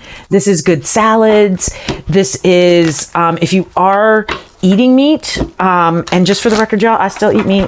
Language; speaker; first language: English; native; English